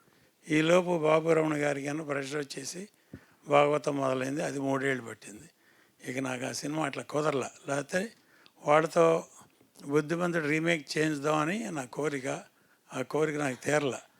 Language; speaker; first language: Telugu; native; Telugu